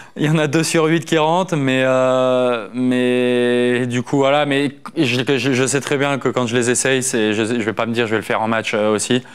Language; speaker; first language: French; native; French